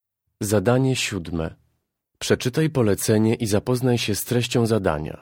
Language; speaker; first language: Russian; non-native, fluent; Polish